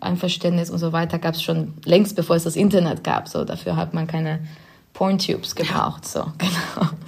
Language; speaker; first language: German; non-native, fluent; Spanish